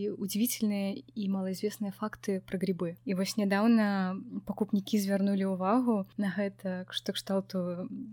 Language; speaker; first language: Belarusian; native; Belarusian